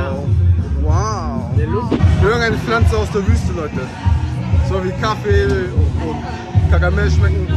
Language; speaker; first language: German; early bilingual, other home language; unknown